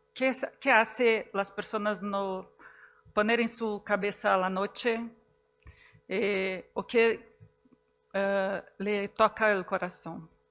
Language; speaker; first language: Spanish; non-native, fluent; Portuguese